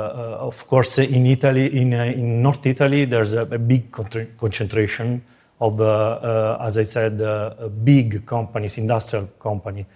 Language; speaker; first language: English; non-native, fluent; Italian